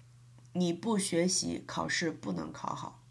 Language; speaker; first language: Chinese; non-native, learner; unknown